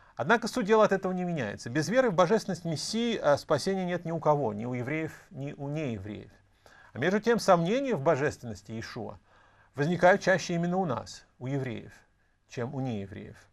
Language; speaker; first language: Russian; native; Russian